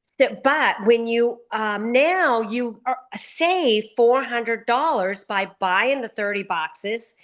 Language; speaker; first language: English; native; English